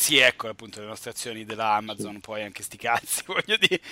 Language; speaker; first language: Italian; native; Italian